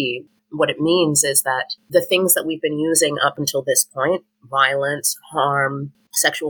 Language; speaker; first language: English; native; English